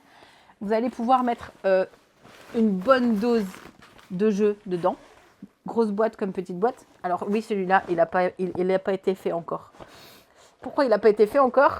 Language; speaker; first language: French; native; French